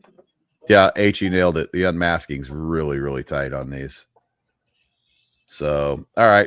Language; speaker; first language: English; native; English